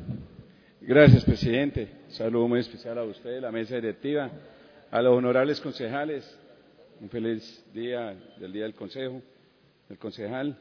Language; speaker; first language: Spanish; native; Spanish